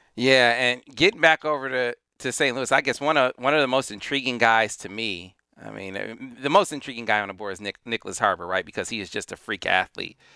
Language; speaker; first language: English; native; English